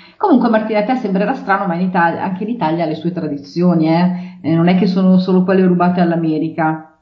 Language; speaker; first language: Italian; native; Italian